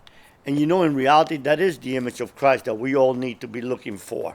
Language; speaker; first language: English; early bilingual, other home language; Spanish